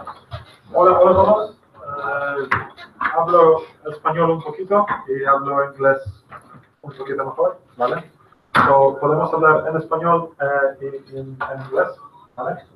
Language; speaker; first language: Spanish; non-native, learner; English